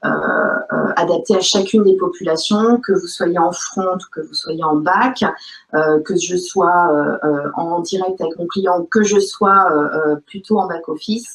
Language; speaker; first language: French; native; French